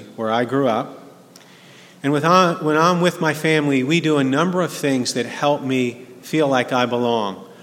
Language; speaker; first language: English; native; English